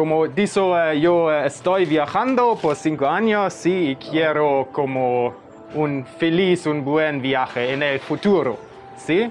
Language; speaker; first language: Spanish; non-native, learner; German